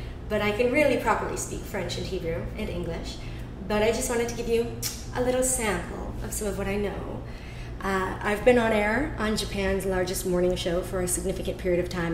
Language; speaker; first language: English; native; English